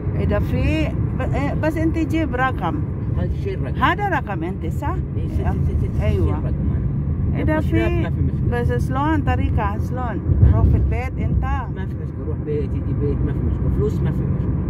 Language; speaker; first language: Arabic; non-native, learner; Filipino